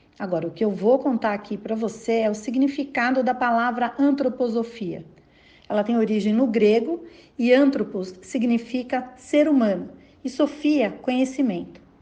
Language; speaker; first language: Portuguese; native; Portuguese